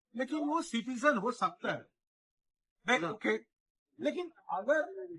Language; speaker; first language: Hindi; non-native, local second language; Bangla